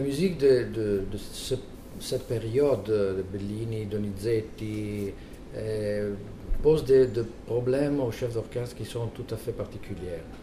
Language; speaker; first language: French; non-native, fluent; Italian